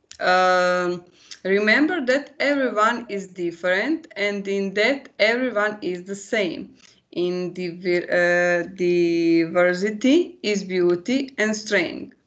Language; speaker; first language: English; non-native, learner; Croatian